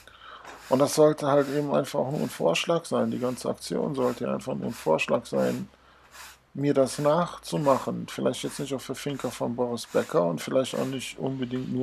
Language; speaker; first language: German; native; German